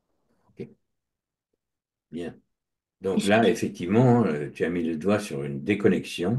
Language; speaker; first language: French; native; French